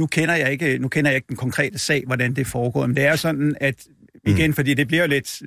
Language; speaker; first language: Danish; native; Danish